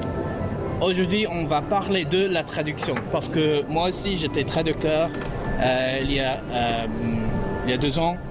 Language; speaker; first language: French; non-native, fluent; English